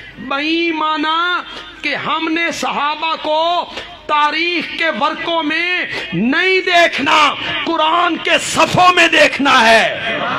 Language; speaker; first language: Urdu; non-native, local second language; Punjabi